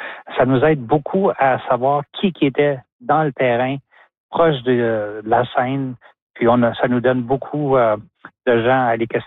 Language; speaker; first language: French; native; French